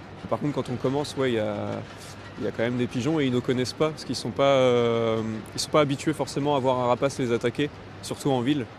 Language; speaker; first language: French; native; French